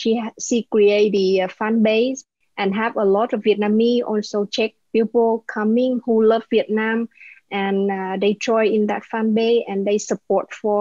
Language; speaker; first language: English; non-native, learner; Vietnamese